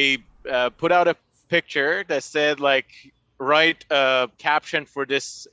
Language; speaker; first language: English; non-native, fluent; Persian